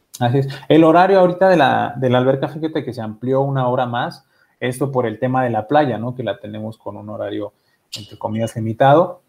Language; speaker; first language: Spanish; native; Spanish